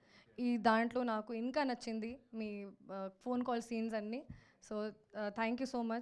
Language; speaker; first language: Telugu; non-native, local second language; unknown